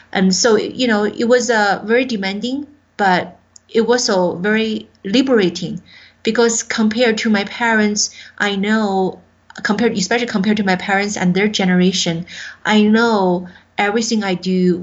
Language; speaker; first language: English; non-native, fluent; Chinese